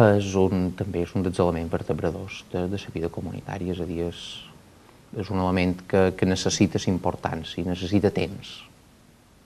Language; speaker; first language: Catalan; native; Catalan